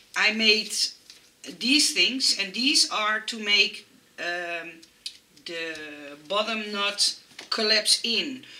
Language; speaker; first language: English; non-native, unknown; Dutch